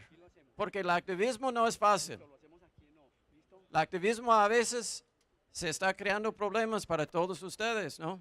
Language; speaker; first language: Spanish; non-native, fluent; English